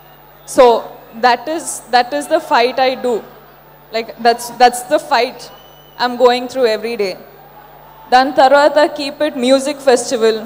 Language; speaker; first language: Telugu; non-native, local second language; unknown